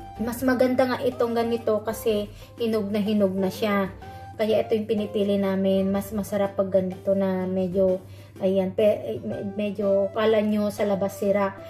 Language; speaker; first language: Filipino; non-native, local second language; Iloko